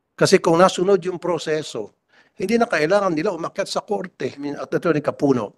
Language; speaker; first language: Filipino; native; Filipino